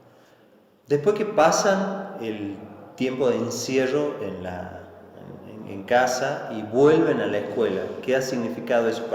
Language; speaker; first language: Spanish; native; Spanish